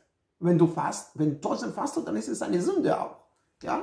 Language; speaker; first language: German; non-native, fluent; Hebrew